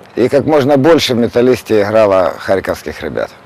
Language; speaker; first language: Ukrainian; non-native, local second language; Russian